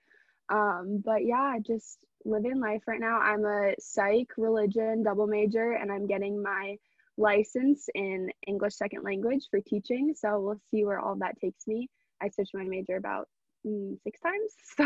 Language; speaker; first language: English; native; English